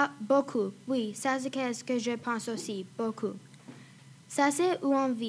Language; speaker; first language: French; non-native, fluent; English